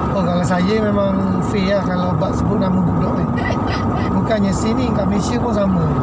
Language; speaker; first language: Malay; native; Malay